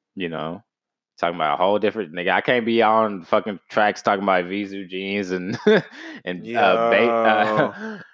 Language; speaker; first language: English; native; English